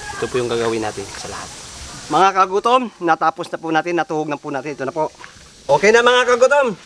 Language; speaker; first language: Filipino; non-native, local second language; Kinaray-a